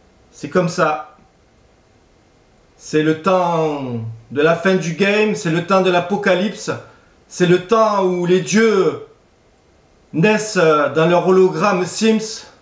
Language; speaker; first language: French; native; French